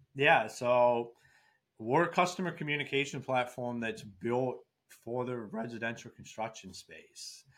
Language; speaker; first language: English; native; English